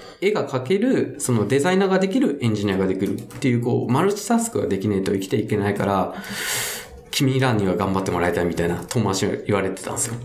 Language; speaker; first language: Japanese; native; Japanese